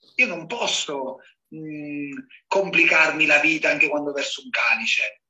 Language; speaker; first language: Italian; native; Italian